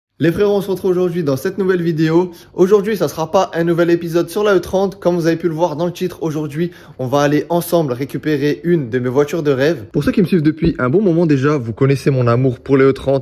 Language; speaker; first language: French; native; French